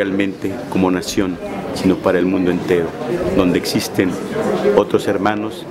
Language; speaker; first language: Spanish; native; Spanish